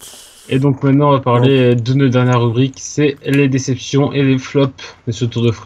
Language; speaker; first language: French; native; French